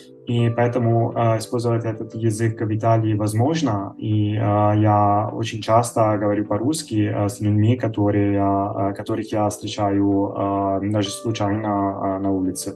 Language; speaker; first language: Russian; non-native, fluent; Italian